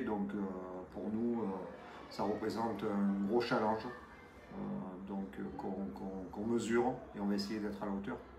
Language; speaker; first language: French; native; French